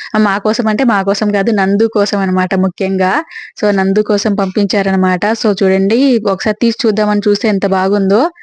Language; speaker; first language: Telugu; non-native, local second language; Lambadi